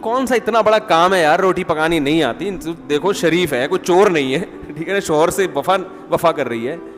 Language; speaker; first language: Urdu; native; Urdu